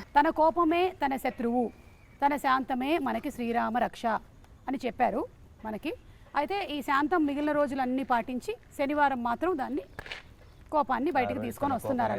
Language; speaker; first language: Telugu; native; Telugu